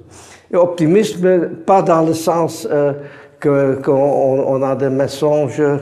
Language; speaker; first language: French; non-native, fluent; Dutch